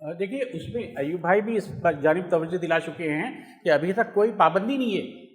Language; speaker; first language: Urdu; native; Urdu